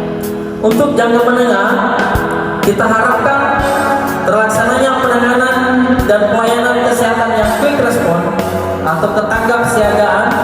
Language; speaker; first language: Indonesian; native; Indonesian